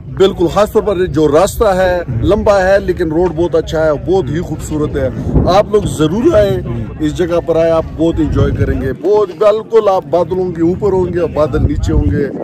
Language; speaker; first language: Urdu; non-native, local second language; Pashto